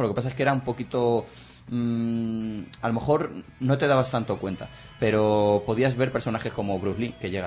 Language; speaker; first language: Spanish; native; Spanish